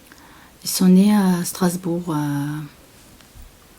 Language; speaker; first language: French; non-native, learner; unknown